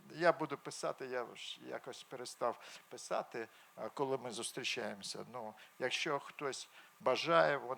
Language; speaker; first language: Ukrainian; non-native, local second language; Russian